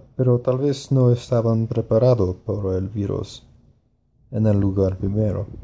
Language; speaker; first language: Spanish; non-native, learner; English